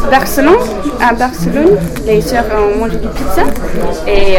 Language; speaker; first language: French; non-native, learner; English